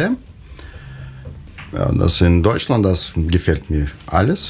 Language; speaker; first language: German; non-native, learner; Russian